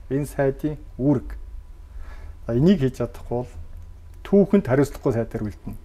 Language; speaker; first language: Mongolian; native; Mongolian